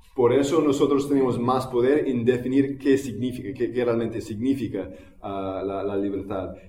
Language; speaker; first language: Spanish; non-native, fluent; English